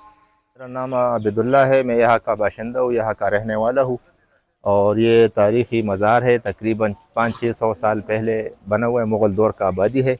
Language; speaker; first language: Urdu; non-native, local second language; Pashto